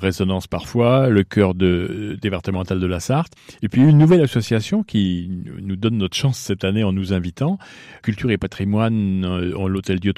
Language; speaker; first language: French; native; French